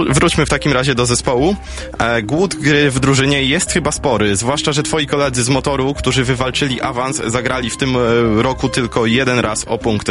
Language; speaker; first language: Polish; native; Polish